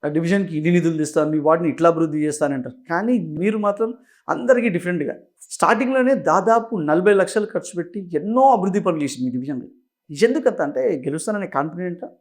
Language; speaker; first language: Telugu; native; Telugu